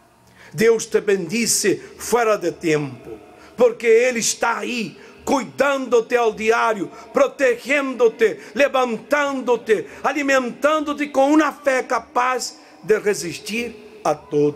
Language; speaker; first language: Portuguese; non-native, learner; Spanish